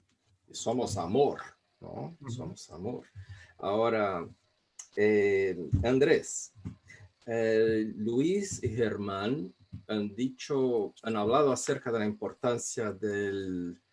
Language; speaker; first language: Spanish; non-native, fluent; Portuguese